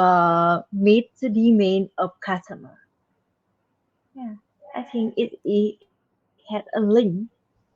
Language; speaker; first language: English; non-native, learner; Vietnamese